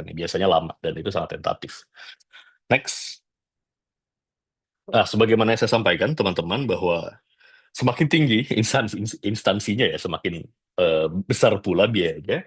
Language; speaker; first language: Indonesian; native; Indonesian